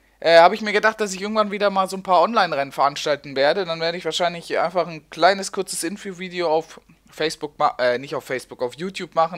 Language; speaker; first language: German; native; German